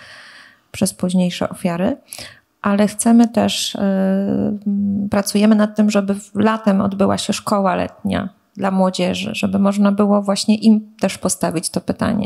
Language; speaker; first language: Polish; native; Polish